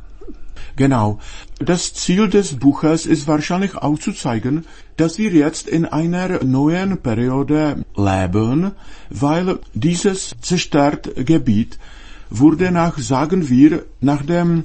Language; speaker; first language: German; non-native, fluent; Czech